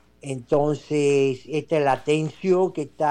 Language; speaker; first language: Spanish; native; Spanish